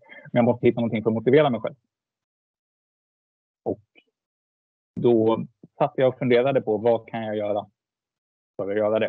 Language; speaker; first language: Swedish; native; Swedish